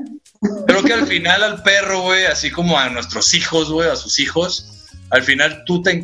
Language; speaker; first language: Spanish; native; Spanish